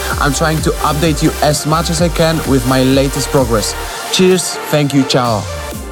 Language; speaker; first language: English; non-native, fluent; Polish